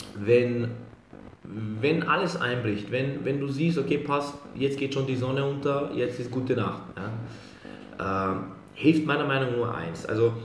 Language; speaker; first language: German; early bilingual, other home language; Serbian